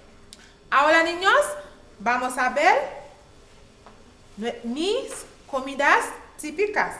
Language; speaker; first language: Spanish; non-native, learner; Haitian Creole